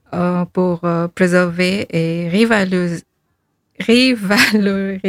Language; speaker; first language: French; non-native, learner; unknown